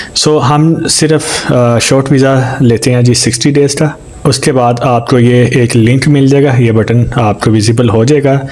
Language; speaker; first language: Urdu; native; Urdu